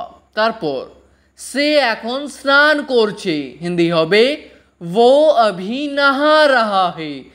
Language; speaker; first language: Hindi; non-native, fluent; Bangla